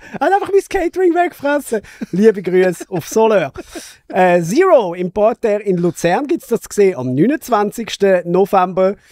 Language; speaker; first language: German; native; German